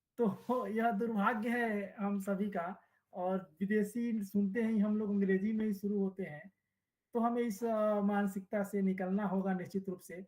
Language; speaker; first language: Hindi; native; Hindi